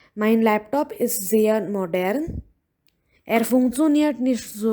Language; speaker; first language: German; non-native, fluent; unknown